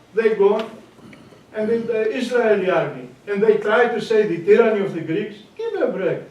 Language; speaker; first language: English; non-native, learner; Greek